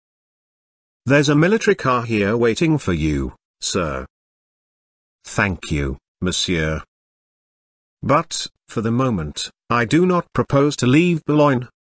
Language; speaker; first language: English; non-native, fluent; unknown